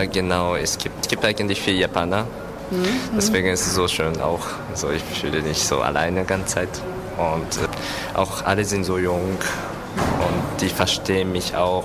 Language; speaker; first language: German; non-native, learner; Japanese